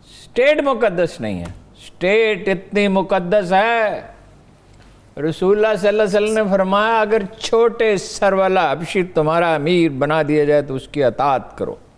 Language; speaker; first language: Urdu; native; Urdu